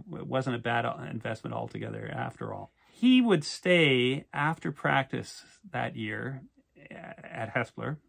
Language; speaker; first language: English; native; English